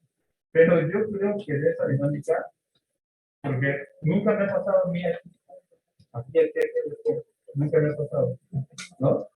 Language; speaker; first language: Spanish; native; Spanish